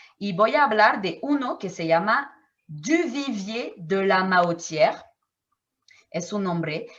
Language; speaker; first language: Spanish; non-native, fluent; French